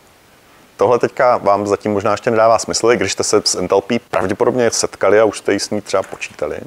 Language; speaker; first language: Czech; native; Czech